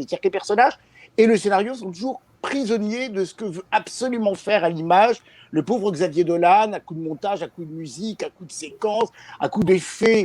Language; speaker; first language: French; native; French